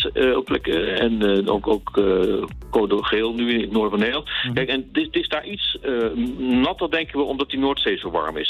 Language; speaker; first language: Dutch; native; Dutch